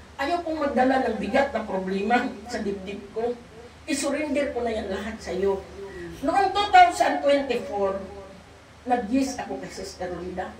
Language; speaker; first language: Filipino; non-native, local second language; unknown